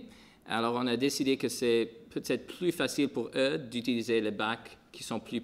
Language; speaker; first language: French; non-native, local second language; English